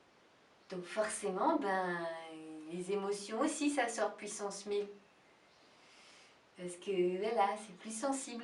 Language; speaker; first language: French; native; French